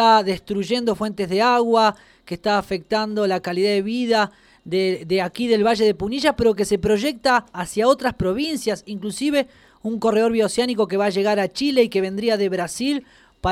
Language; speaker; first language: Spanish; native; Spanish